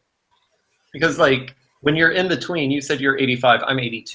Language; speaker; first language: English; native; English